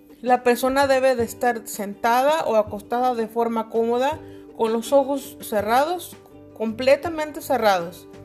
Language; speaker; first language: Spanish; native; Spanish